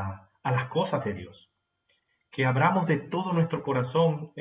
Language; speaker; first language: Spanish; native; Spanish